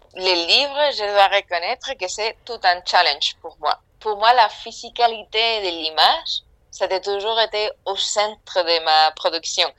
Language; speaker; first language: French; non-native, fluent; Spanish